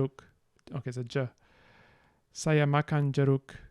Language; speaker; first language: Indonesian; non-native, learner; English